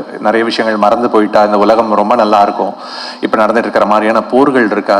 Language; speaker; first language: Tamil; native; Tamil